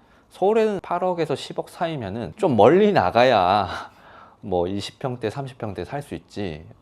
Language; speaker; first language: Korean; non-native, local second language; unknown